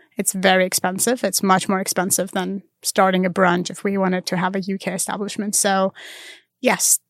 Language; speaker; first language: English; non-native, fluent; Armenian